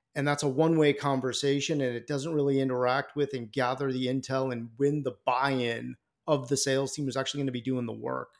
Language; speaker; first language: English; native; English